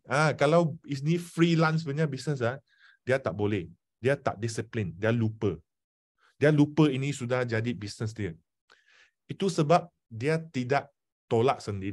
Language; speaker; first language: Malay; non-native, local second language; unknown